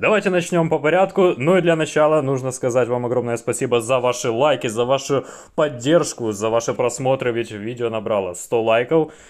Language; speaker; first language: Russian; native; Russian